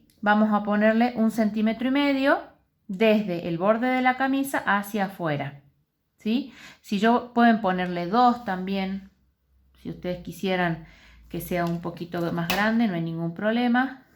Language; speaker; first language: Spanish; native; Spanish